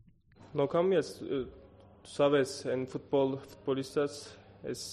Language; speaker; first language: Spanish; non-native, learner; Turkish